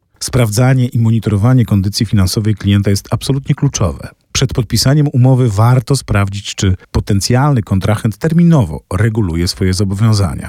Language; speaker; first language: Polish; native; Polish